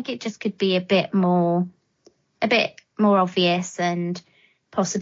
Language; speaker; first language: English; native; English